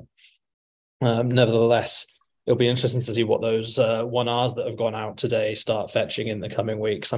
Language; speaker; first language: English; native; English